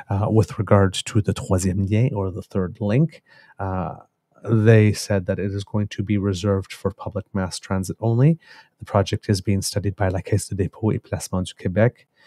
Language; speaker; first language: English; native; English